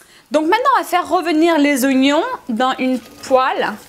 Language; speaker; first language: French; native; French